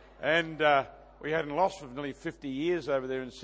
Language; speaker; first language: English; native; English